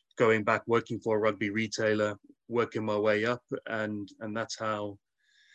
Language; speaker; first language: English; native; English